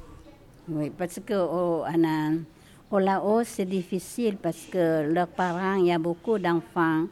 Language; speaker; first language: French; non-native, learner; Lao